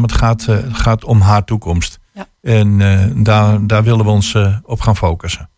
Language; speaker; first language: Dutch; native; Dutch